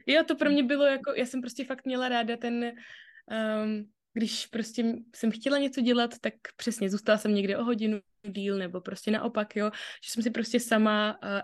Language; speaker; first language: Czech; native; Czech